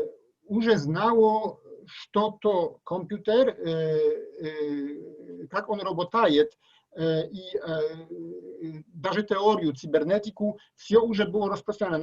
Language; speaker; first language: Russian; non-native, learner; Polish